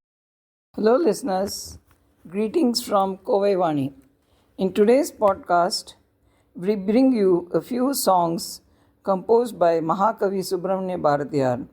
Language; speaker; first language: English; non-native, local second language; Tamil